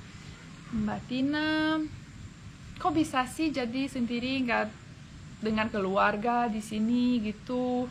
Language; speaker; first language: Indonesian; non-native, fluent; Romanian